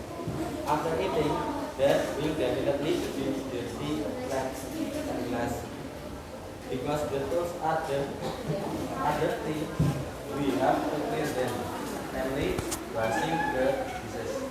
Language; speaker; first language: English; non-native, learner; Indonesian